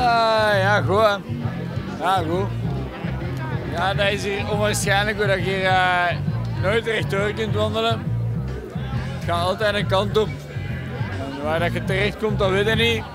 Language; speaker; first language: Dutch; native; Dutch